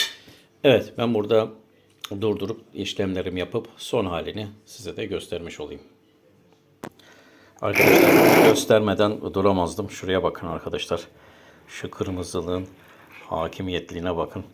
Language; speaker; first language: Turkish; native; Turkish